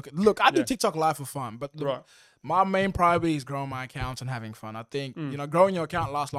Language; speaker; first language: English; early bilingual, other home language; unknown